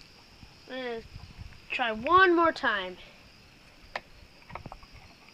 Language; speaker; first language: English; native; English